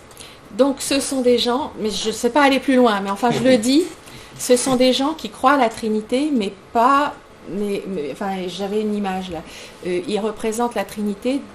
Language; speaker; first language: French; native; French